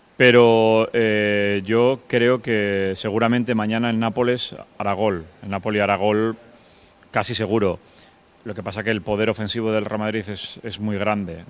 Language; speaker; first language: Spanish; native; Spanish